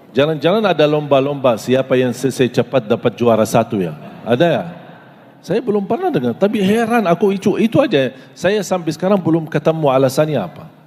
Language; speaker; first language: Malay; non-native, fluent; Arabic